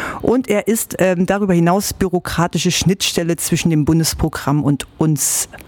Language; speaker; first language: German; native; German